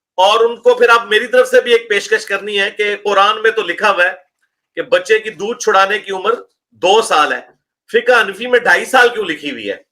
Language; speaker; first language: Urdu; non-native, local second language; Punjabi